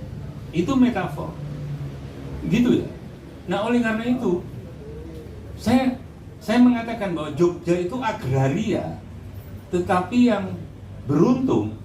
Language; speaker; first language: Indonesian; non-native, local second language; Javanese